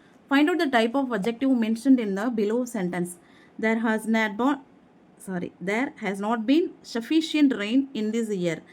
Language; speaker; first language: English; non-native, local second language; Tamil